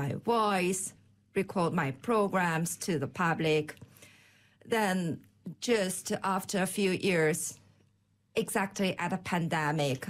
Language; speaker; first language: English; non-native, fluent; Chinese